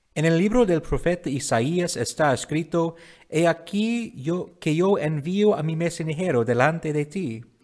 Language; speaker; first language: Spanish; non-native, fluent; English